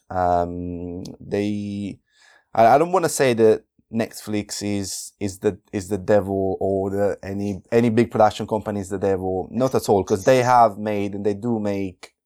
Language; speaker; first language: English; non-native, fluent; Italian